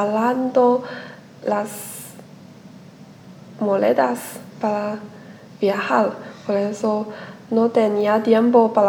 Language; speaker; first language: Spanish; non-native, learner; Chinese